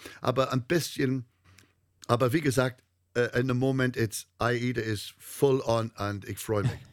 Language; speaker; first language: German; non-native, learner; English